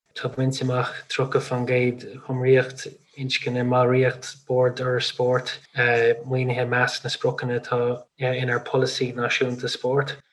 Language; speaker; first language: Irish; non-native, local second language; English